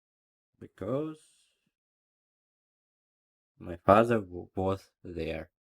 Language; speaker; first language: English; non-native, learner; Ukrainian